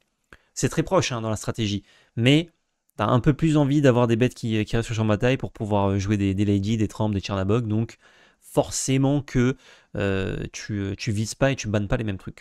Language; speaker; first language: French; native; French